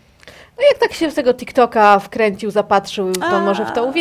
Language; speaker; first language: Polish; native; Polish